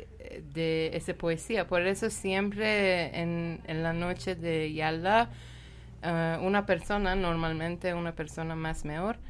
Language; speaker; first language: Spanish; non-native, learner; Persian